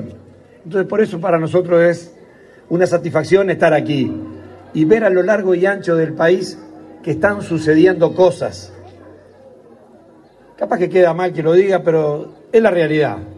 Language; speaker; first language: Spanish; native; Spanish